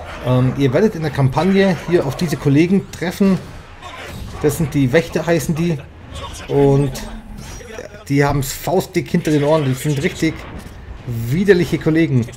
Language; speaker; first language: German; native; German